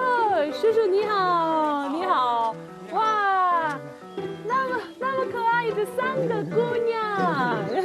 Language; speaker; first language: Chinese; non-native, learner; Korean